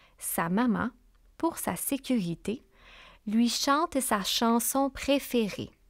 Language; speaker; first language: French; native; French